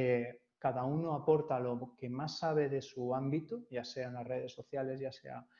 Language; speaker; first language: Spanish; native; Spanish